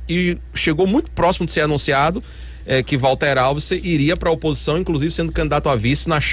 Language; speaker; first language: Portuguese; native; Portuguese